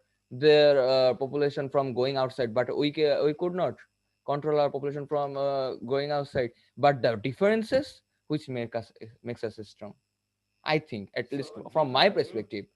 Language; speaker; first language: English; non-native, local second language; Bangla